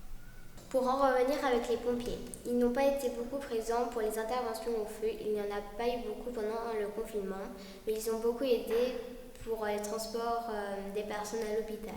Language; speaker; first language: French; native; French